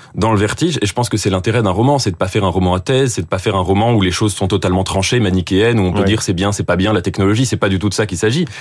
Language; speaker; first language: French; native; French